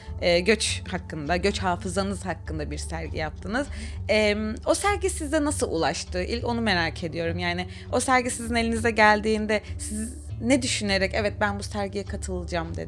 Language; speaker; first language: Turkish; native; Turkish